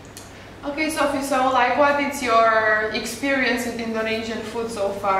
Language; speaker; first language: English; non-native, fluent; Romanian